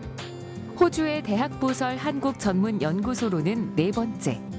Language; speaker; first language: Korean; native; Korean